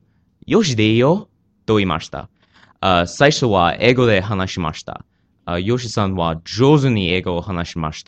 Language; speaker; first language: Japanese; non-native, learner; English